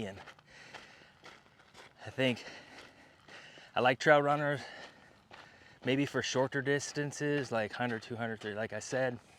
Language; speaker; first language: English; native; English